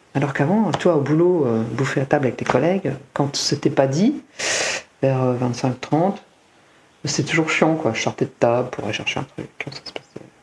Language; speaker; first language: French; native; French